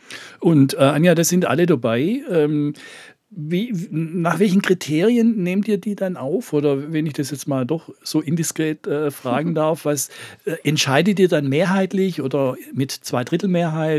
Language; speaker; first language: German; native; German